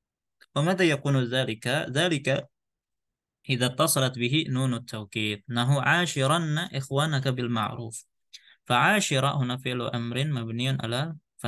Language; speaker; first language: Arabic; non-native, fluent; Indonesian